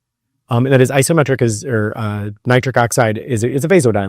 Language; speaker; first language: English; native; English